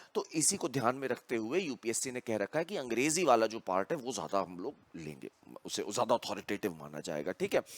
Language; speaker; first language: Hindi; native; Hindi